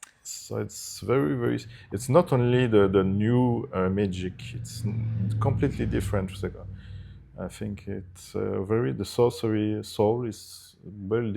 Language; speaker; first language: English; non-native, fluent; Italian